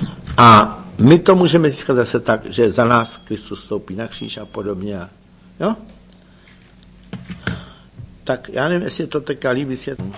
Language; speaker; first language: Czech; native; Czech